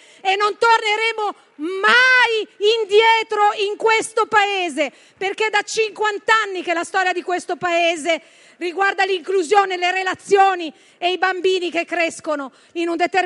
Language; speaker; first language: Italian; native; Italian